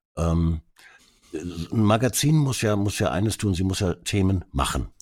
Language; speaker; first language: German; early bilingual, other home language; Hungarian